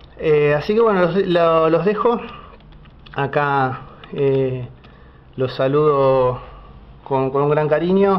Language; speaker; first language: Spanish; native; Spanish